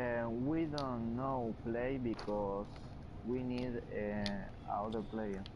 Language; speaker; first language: English; non-native, learner; Spanish